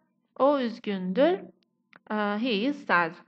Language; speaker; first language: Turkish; non-native, fluent; Persian